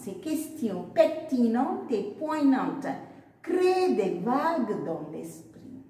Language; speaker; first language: French; non-native, fluent; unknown